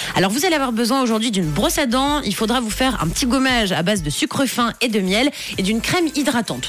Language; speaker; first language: French; native; French